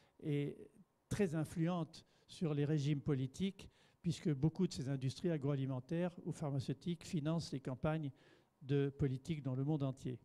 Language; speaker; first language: French; native; French